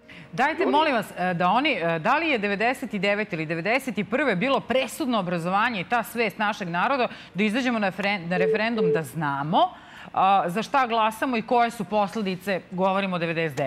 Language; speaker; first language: Serbian; native; Serbian